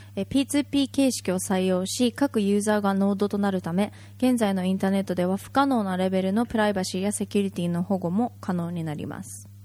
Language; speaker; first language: Japanese; native; Japanese